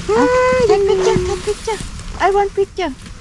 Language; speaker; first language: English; non-native, learner; Thai